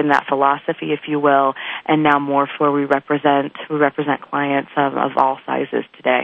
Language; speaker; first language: English; native; English